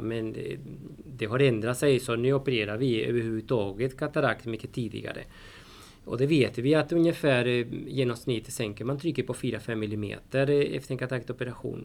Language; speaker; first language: Swedish; non-native, fluent; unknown